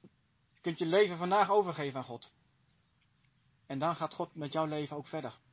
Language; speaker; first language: Dutch; native; Dutch